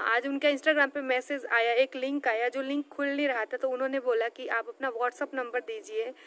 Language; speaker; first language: Hindi; native; Hindi